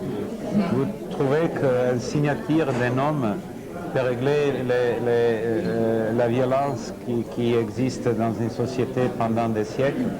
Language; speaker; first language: French; non-native, fluent; Serbian